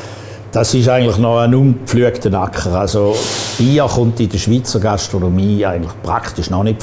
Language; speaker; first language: German; native; German